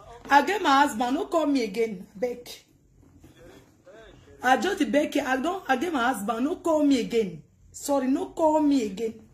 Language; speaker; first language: English; non-native, local second language; French